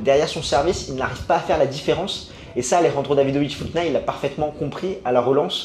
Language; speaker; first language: French; native; French